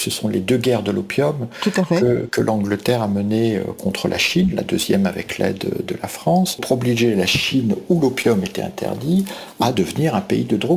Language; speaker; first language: French; native; French